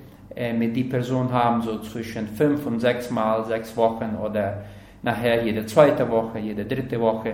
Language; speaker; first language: German; non-native, learner; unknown